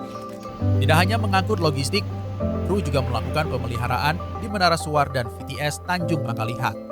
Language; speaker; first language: Indonesian; native; Indonesian